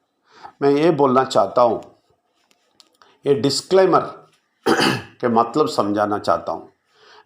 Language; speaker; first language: Hindi; non-native, local second language; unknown